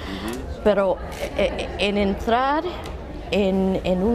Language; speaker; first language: Spanish; non-native, fluent; English